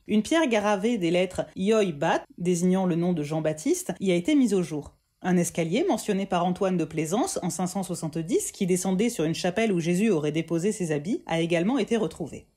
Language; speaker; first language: French; native; French